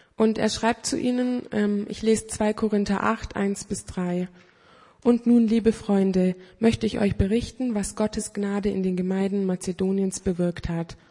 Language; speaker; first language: German; native; German